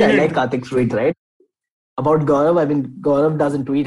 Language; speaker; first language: English; non-native, local second language; Hindi